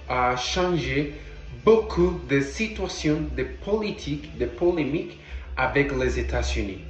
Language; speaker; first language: French; non-native, learner; Portuguese